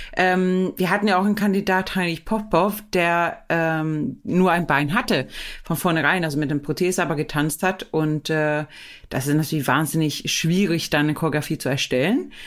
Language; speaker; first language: German; non-native, fluent; Swedish